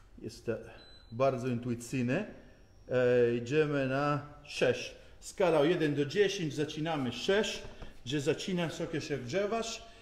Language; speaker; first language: Polish; non-native, learner; Italian